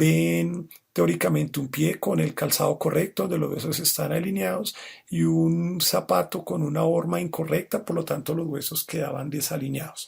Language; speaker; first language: Spanish; native; Spanish